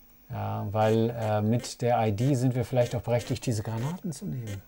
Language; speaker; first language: German; native; German